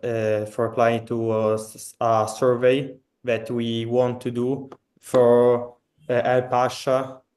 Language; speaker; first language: English; non-native, fluent; Italian